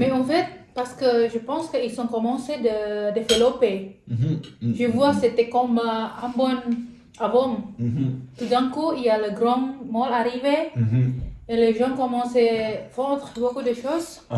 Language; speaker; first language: French; non-native, learner; Indonesian